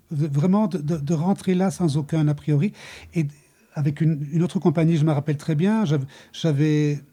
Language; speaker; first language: French; native; French